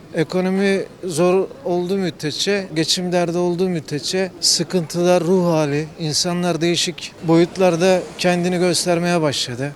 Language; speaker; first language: Turkish; native; Turkish